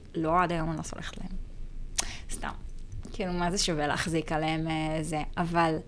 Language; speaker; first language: Hebrew; native; Hebrew